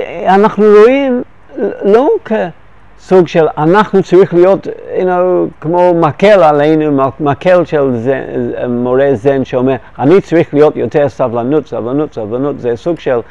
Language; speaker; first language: Hebrew; non-native, fluent; English